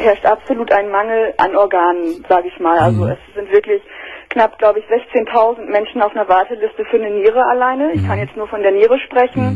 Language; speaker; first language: German; native; German